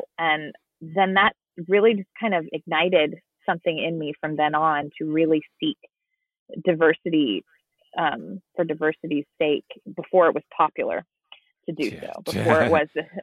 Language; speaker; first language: English; native; English